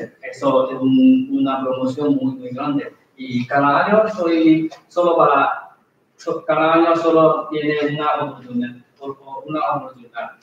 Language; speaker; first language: Spanish; non-native, learner; Chinese